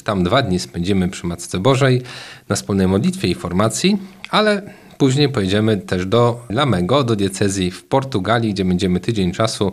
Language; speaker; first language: Polish; native; Polish